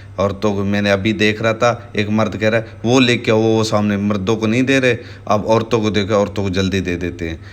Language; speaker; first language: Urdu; non-native, local second language; Saraiki